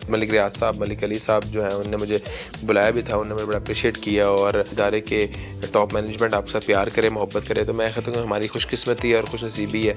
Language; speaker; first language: Urdu; early bilingual, heritage; Urdu